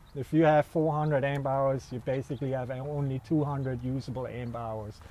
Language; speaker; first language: English; non-native, fluent; German